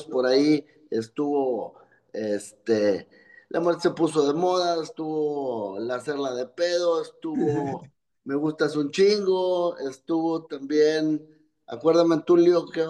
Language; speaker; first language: Spanish; native; Spanish